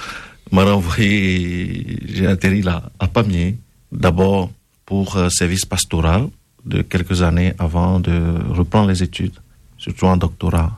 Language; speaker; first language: French; non-native, local second language; Ewe